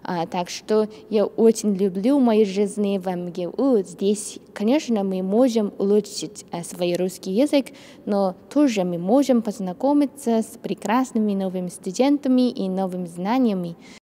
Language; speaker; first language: Russian; non-native, fluent; Japanese